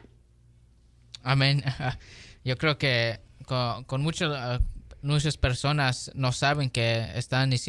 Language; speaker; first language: Spanish; early bilingual, heritage; Spanish